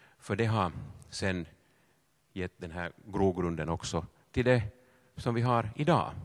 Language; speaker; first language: Swedish; native; Swedish